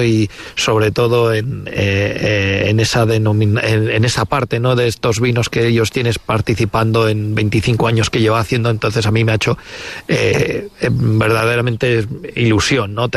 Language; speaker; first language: Spanish; native; Spanish